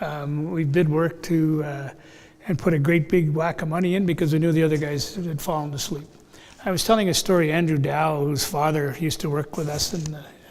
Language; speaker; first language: English; native; English